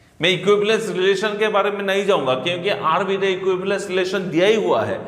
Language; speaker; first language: Hindi; non-native, local second language; Assamese